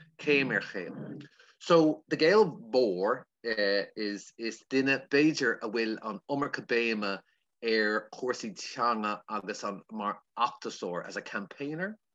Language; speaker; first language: Irish; non-native, local second language; English